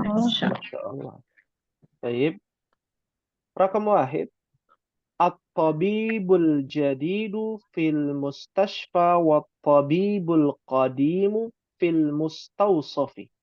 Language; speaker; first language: Arabic; non-native, fluent; Indonesian